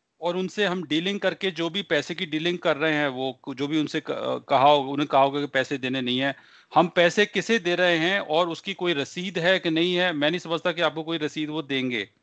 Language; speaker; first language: Hindi; non-native, local second language; Punjabi